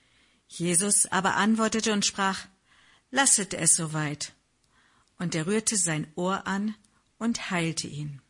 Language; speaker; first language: German; native; German